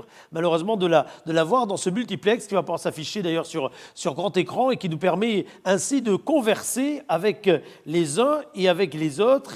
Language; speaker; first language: French; native; French